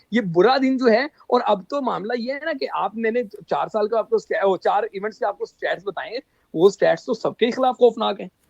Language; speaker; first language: Urdu; non-native, local second language; Punjabi